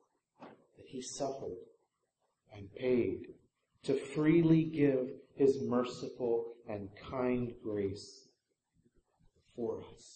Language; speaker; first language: English; native; English